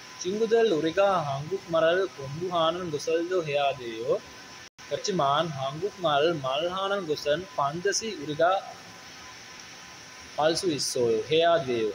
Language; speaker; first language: Korean; non-native, learner; Sinhala